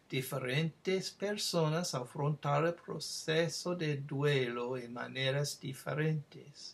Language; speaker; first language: Spanish; non-native, fluent; English